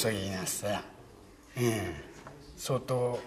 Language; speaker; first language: Japanese; native; Japanese